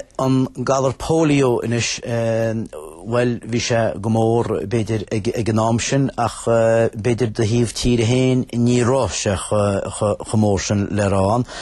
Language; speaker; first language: Irish; native; Irish